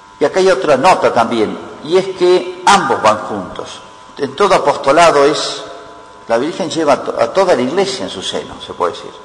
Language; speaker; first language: Spanish; native; Spanish